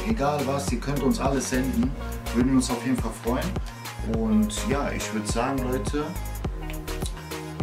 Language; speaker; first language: German; native; German